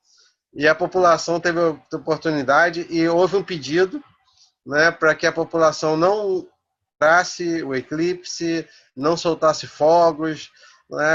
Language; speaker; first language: Portuguese; native; Portuguese